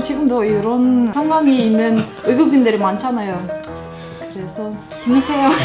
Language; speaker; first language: Korean; non-native, fluent; Russian